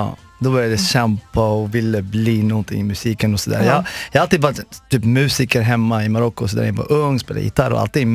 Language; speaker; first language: Swedish; non-native, fluent; Arabic